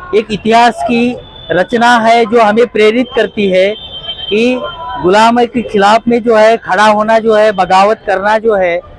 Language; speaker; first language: Hindi; non-native, local second language; Marathi